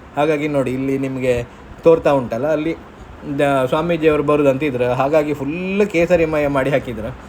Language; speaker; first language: Kannada; non-native, local second language; Konkani